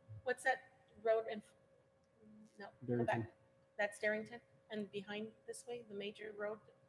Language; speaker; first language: English; early bilingual, other home language; Spanish